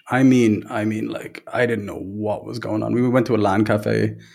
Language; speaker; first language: English; native; English